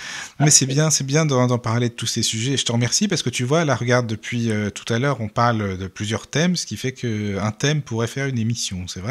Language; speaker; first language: French; native; French